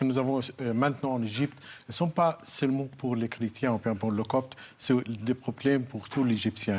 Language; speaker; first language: French; non-native, fluent; Arabic